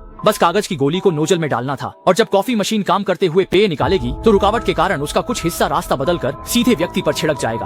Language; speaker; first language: Hindi; native; Hindi